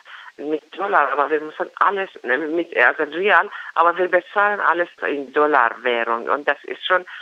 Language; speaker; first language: German; non-native, fluent; Persian